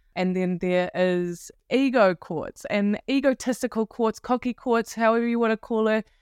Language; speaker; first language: English; native; English